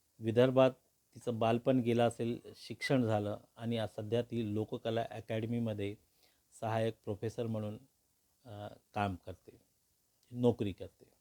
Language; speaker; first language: Marathi; non-native, local second language; Hindi